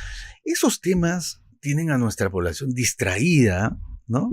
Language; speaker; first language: Spanish; native; Spanish